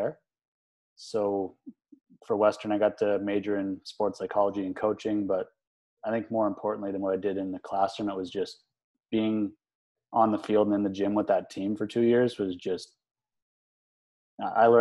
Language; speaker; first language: English; native; English